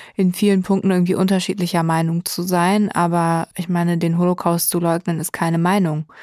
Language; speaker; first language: German; native; German